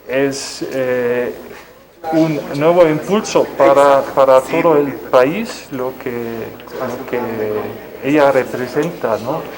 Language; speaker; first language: Spanish; non-native, fluent; German